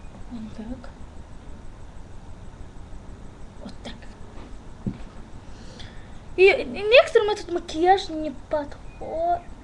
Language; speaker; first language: Russian; non-native, learner; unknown